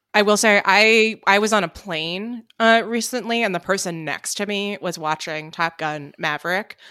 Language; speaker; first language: English; native; English